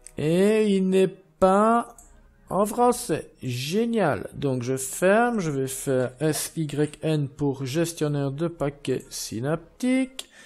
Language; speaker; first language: French; native; French